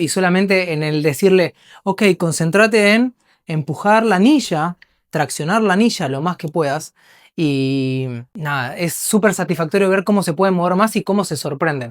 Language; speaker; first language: Spanish; native; Spanish